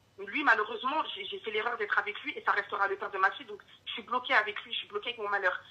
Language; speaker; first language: French; early bilingual, other home language; Arabic